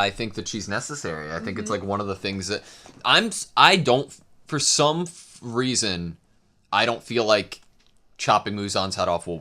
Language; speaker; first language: English; native; English